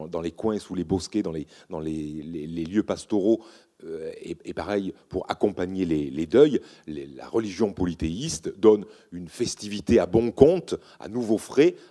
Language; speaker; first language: French; native; French